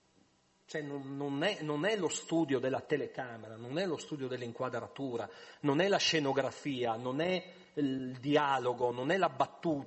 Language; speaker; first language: Italian; native; Italian